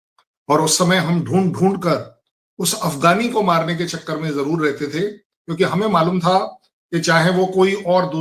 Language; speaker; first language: Hindi; native; Hindi